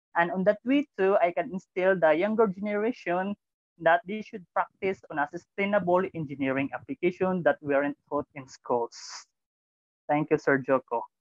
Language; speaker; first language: English; non-native, local second language; Cebuano